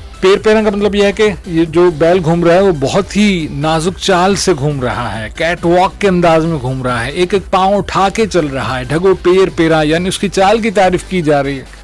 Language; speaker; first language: Urdu; non-native, local second language; Sindhi